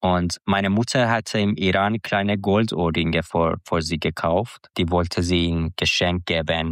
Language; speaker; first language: German; non-native, fluent; Persian